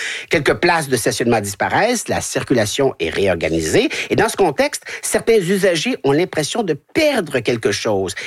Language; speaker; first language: French; native; French